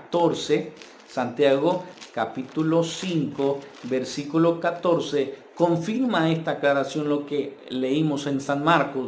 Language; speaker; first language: Spanish; native; Spanish